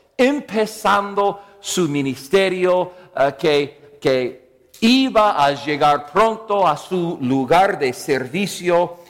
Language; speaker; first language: Spanish; non-native, fluent; English